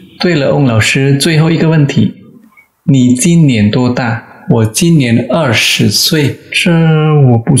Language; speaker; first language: Chinese; non-native, fluent; Indonesian